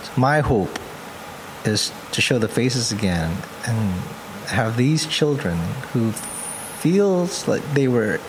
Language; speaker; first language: English; non-native, local second language; Pampanga